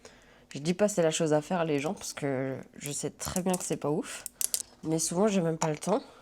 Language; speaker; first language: French; native; French